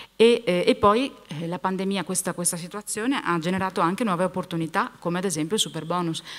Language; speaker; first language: Italian; native; Italian